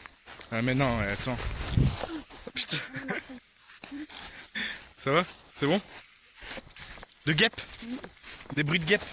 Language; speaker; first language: French; native; French